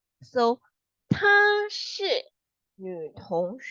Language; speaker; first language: Chinese; non-native, fluent; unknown